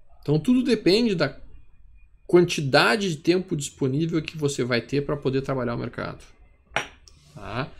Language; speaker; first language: Portuguese; native; Portuguese